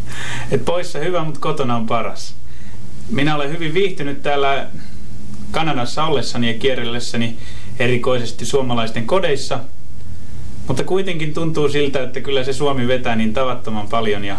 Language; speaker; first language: Finnish; native; Finnish